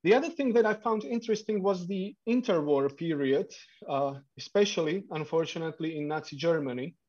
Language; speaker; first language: English; non-native, fluent; Slovak